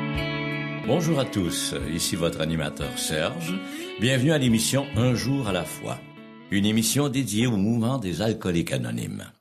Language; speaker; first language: French; native; French